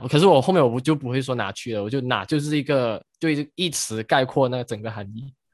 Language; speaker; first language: Chinese; native; Chinese